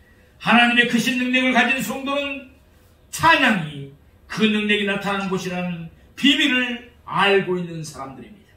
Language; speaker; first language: Korean; native; Korean